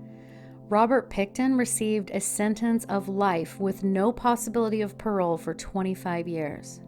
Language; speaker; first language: English; native; English